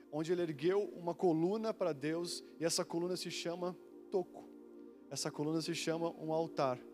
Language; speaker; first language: Portuguese; native; Portuguese